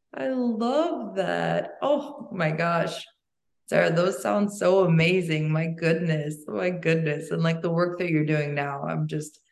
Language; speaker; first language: English; early bilingual, other home language; Albanian